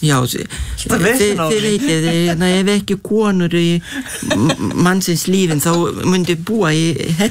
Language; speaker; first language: Icelandic; non-native, fluent; Lithuanian